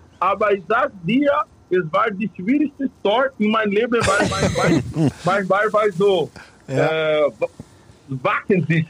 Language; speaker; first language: German; non-native, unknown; Portuguese